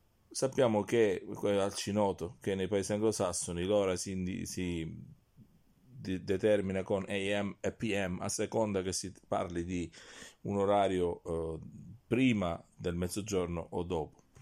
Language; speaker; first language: Italian; native; Italian